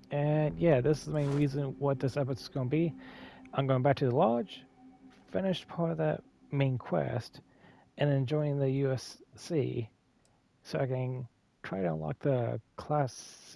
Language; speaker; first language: English; native; English